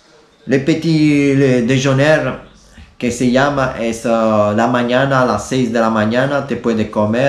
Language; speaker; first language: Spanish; non-native, learner; Italian